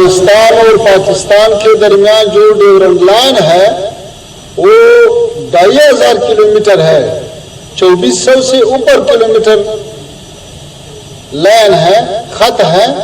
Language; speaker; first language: Hindi; non-native, fluent; Pashto